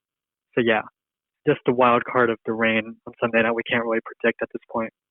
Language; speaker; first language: English; native; English